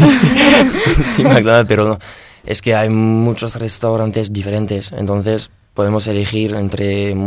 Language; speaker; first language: Spanish; non-native, learner; French